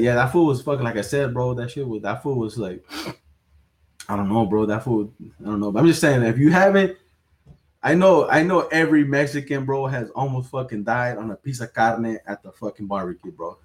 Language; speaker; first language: English; early bilingual, other home language; Spanish